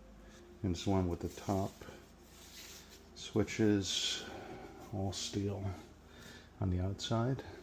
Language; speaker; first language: English; native; English